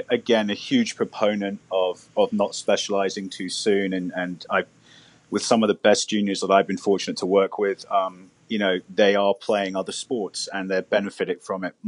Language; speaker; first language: English; native; English